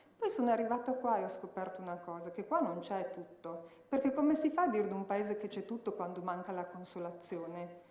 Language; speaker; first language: Italian; early bilingual, heritage; Italian